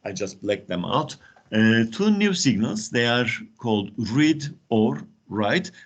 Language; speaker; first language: English; non-native, fluent; Turkish